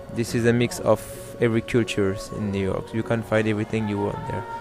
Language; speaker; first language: English; non-native, fluent; French